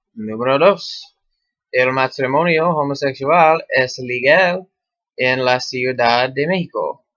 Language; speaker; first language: Spanish; non-native, learner; English